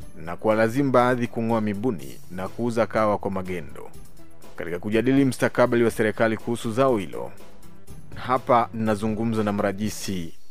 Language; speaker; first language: Swahili; native; Swahili